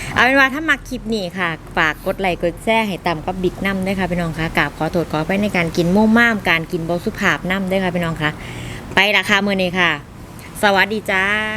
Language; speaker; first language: Thai; native; Thai